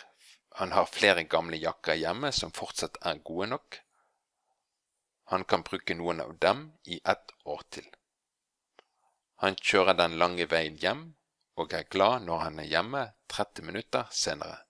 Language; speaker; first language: Norwegian; non-native, fluent; English